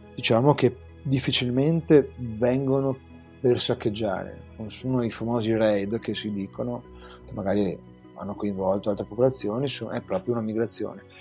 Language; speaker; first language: Italian; native; Italian